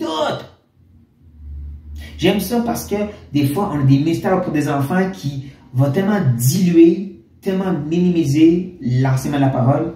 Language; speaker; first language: French; native; French